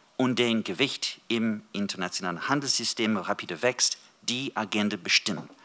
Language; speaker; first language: German; non-native, fluent; English